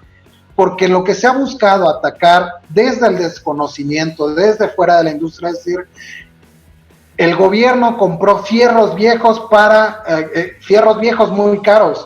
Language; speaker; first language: Spanish; native; Spanish